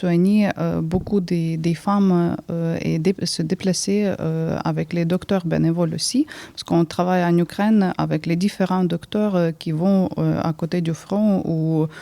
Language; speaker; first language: French; early bilingual, heritage; Ukrainian